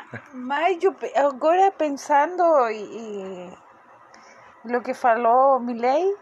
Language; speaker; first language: Portuguese; non-native, fluent; Spanish